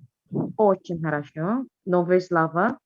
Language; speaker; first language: Russian; non-native, fluent; Indonesian